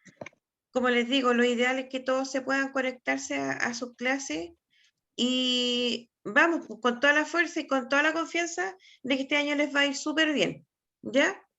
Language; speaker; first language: Spanish; native; Spanish